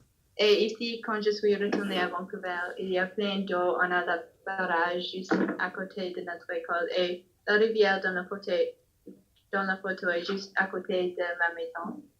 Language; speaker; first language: French; non-native, learner; English